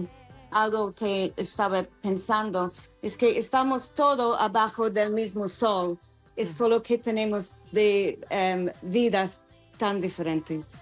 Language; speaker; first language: Spanish; non-native, fluent; English